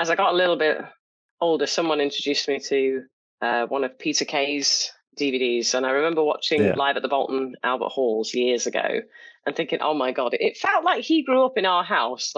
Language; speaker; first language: English; native; English